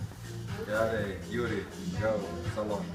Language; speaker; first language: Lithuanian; non-native, learner; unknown